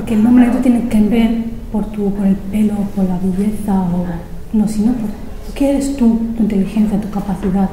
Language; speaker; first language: Spanish; early bilingual, other home language; Arabic